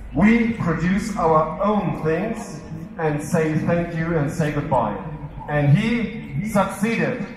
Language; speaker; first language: English; non-native, fluent; German